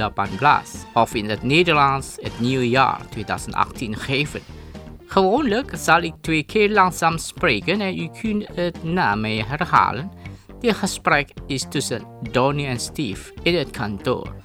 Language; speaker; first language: Dutch; non-native, fluent; Indonesian